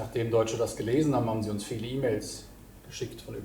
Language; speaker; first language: German; native; German